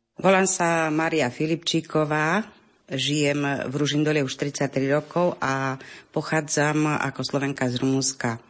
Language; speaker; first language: Slovak; early bilingual, heritage; Slovak